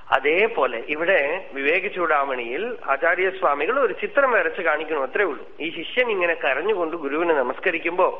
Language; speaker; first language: Malayalam; native; Malayalam